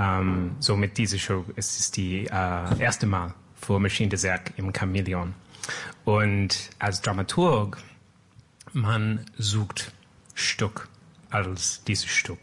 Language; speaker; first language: German; non-native, learner; French